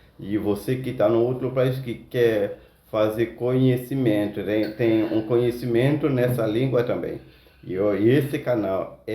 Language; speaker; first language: Portuguese; non-native, fluent; Haitian Creole